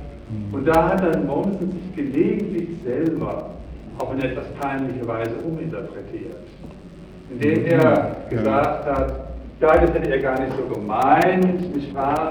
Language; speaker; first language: German; native; German